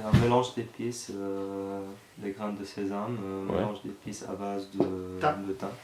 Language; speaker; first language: French; non-native, local second language; Arabic